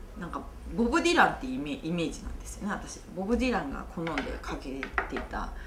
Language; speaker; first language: Japanese; native; Japanese